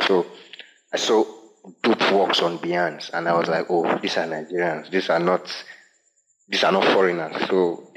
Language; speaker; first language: English; non-native, local second language; Yoruba